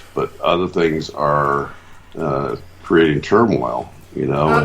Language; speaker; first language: English; native; English